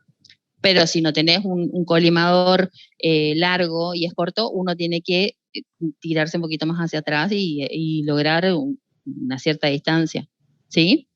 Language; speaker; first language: Spanish; native; Spanish